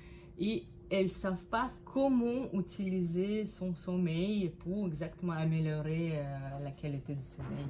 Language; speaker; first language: French; non-native, fluent; Russian